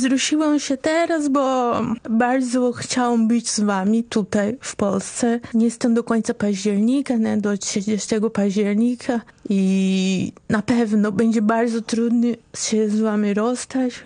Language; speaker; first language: Polish; non-native, fluent; Portuguese